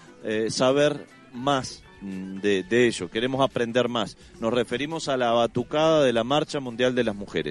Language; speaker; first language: Spanish; native; Spanish